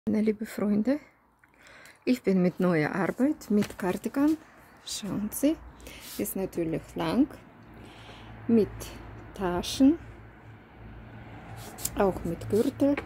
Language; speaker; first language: German; non-native, learner; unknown